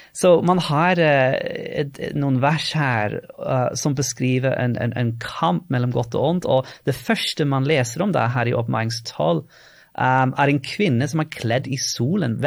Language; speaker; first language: Norwegian; non-native, fluent; English